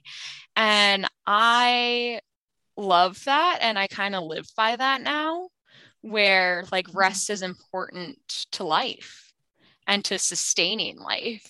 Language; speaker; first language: English; native; English